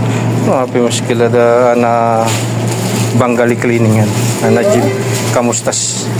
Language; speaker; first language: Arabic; non-native, learner; Filipino